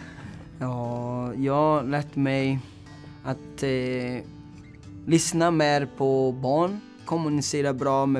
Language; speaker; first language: Swedish; non-native, fluent; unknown